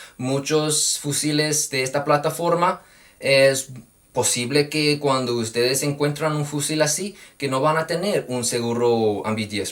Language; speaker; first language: Spanish; non-native, fluent; English